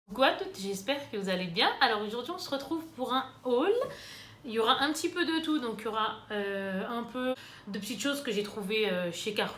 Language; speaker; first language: French; native; French